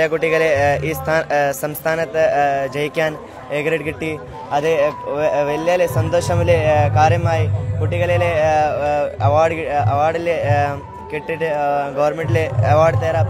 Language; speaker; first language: Malayalam; non-native, local second language; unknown